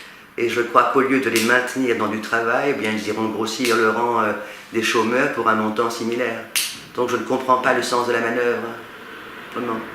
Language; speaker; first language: French; native; French